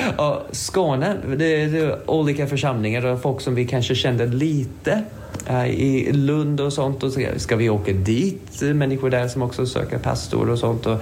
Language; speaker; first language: Swedish; non-native, fluent; English